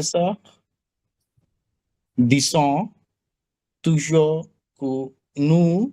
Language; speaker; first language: French; non-native, learner; Bangla